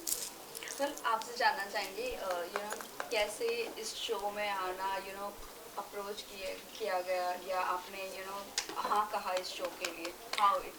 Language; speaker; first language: Hindi; native; Hindi